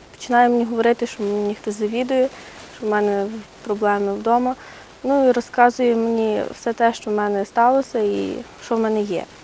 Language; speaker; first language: Ukrainian; native; Ukrainian